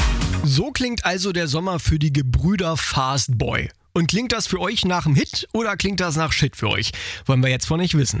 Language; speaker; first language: German; native; German